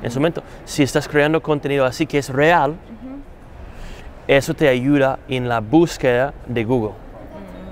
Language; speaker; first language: Spanish; non-native, fluent; English